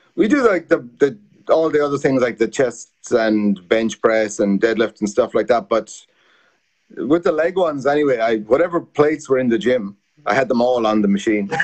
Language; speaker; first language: English; native; English